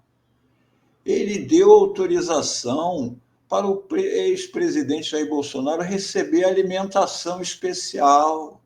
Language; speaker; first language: Portuguese; native; Portuguese